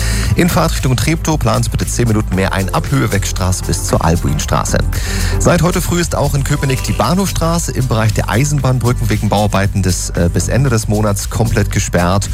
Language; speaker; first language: German; native; German